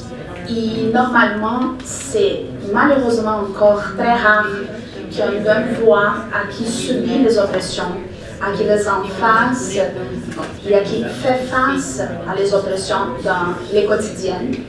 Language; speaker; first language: French; non-native, fluent; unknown